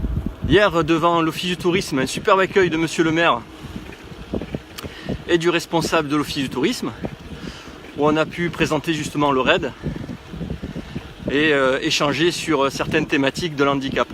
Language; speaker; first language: French; native; French